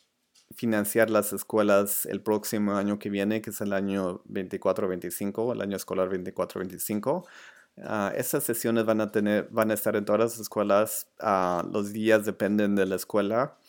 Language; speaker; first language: Spanish; early bilingual, other home language; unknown